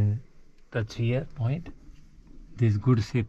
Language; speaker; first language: English; non-native, learner; Hindi